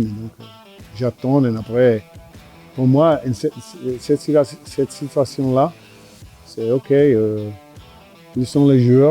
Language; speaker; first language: French; non-native, fluent; Italian